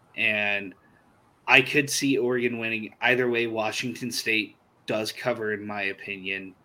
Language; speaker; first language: English; native; English